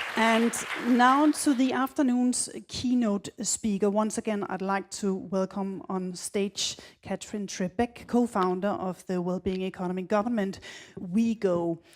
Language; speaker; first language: English; non-native, fluent; Danish